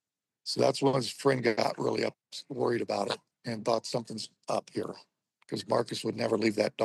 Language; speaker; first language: English; native; English